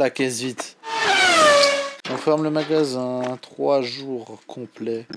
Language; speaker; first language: French; native; French